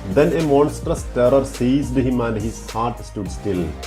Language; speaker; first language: English; non-native, local second language; Malayalam